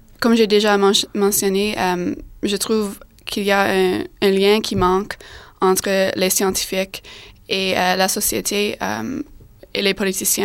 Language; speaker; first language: French; non-native, fluent; English